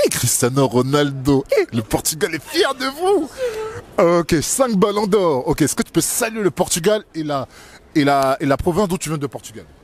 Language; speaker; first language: French; native; French